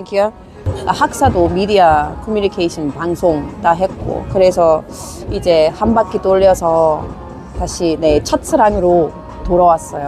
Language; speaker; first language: Korean; non-native, fluent; English